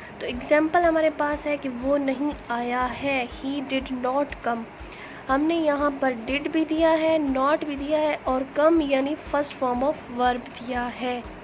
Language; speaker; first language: Urdu; non-native, local second language; Baluchi